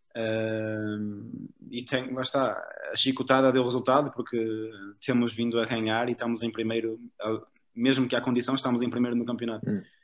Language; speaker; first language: Portuguese; native; Portuguese